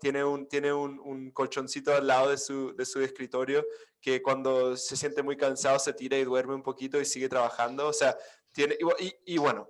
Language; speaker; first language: Spanish; non-native, fluent; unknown